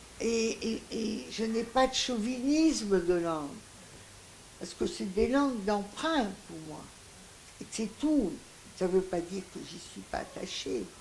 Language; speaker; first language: French; non-native, local second language; Greek